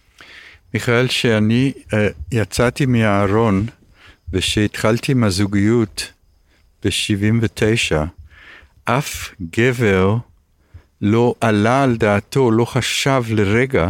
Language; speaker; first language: Hebrew; early bilingual, other home language; English